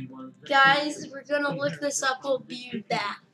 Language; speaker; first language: English; native; English